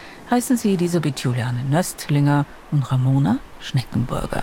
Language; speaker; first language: German; native; German